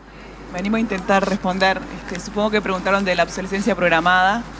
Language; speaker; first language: Spanish; native; Spanish